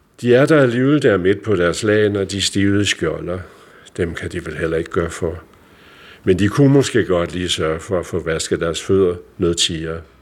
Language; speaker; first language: Danish; native; Danish